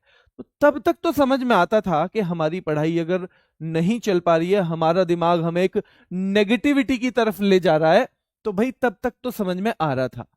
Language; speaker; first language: Hindi; native; Hindi